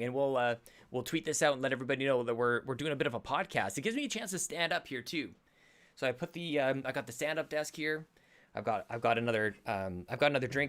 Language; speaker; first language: English; native; English